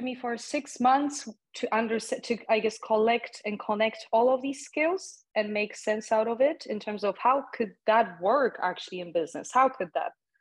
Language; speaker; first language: English; non-native, fluent; Polish